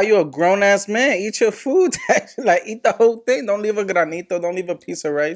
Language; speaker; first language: English; early bilingual, other home language; Spanish